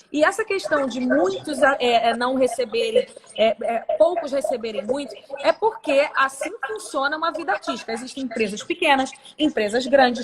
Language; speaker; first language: Portuguese; native; Portuguese